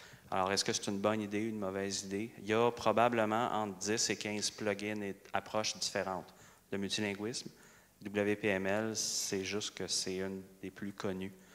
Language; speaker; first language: French; native; French